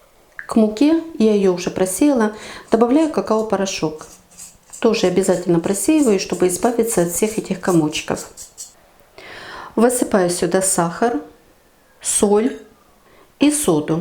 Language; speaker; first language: Russian; native; Russian